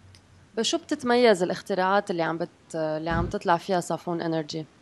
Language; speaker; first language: Arabic; native; Arabic